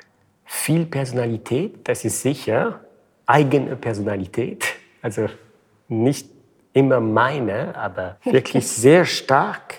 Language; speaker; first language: German; non-native, fluent; French